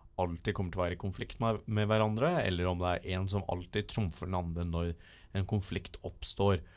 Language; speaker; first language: Norwegian; native; Norwegian